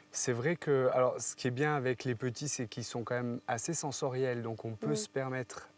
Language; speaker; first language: French; native; French